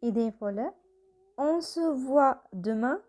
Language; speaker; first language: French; non-native, fluent; Tamil